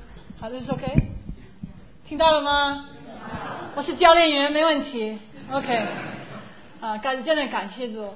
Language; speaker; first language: Chinese; non-native, fluent; English